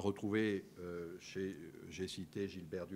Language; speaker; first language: French; native; French